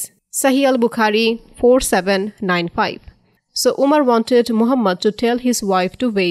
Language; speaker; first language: English; non-native, fluent; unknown